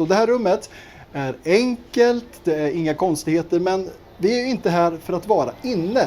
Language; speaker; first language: Swedish; native; Swedish